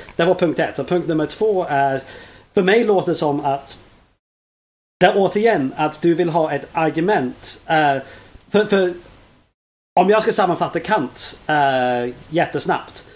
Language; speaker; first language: Swedish; non-native, fluent; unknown